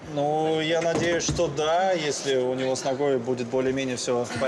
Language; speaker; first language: Russian; native; Russian